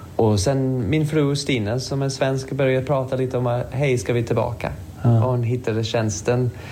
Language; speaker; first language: Swedish; non-native, fluent; English